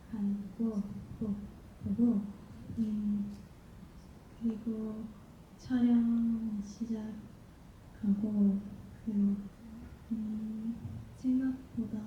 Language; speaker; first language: Korean; non-native, learner; Japanese